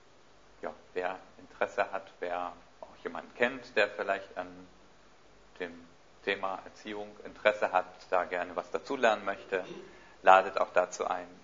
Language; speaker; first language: German; native; German